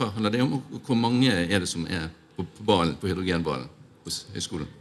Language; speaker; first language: Norwegian; native; Norwegian